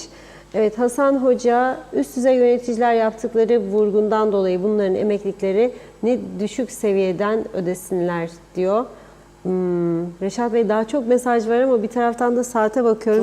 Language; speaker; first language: Turkish; native; Turkish